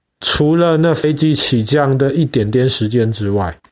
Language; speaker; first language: Chinese; native; Chinese